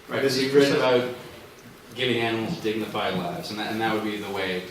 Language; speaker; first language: English; native; English